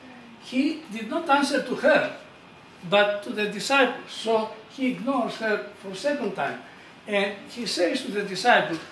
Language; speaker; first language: English; non-native, fluent; Greek